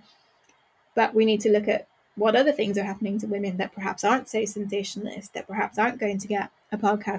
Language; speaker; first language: English; native; English